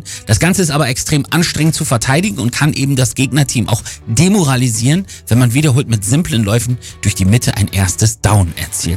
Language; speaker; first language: German; native; German